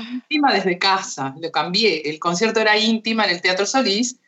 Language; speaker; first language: Spanish; early bilingual, heritage; Spanish